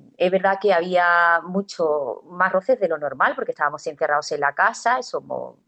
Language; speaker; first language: Spanish; native; Spanish